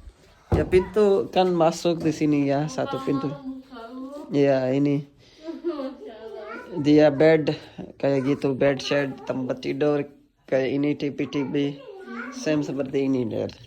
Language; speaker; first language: Indonesian; non-native, learner; Urdu